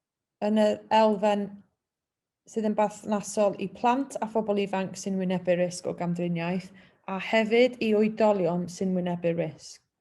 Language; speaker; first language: Welsh; native; Welsh